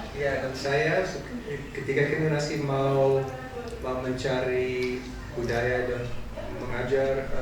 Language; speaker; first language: Indonesian; non-native, learner; Dutch